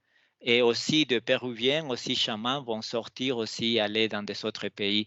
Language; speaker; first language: French; non-native, fluent; Spanish